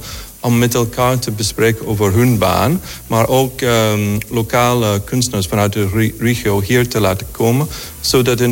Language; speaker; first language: Dutch; non-native, fluent; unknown